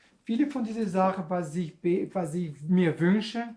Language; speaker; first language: German; non-native, learner; Portuguese